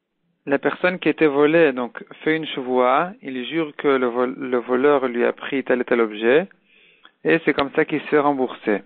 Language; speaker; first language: French; native; French